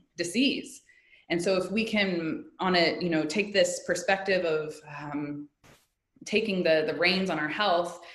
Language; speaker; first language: English; native; English